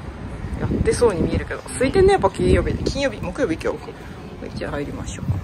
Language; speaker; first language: Japanese; native; Japanese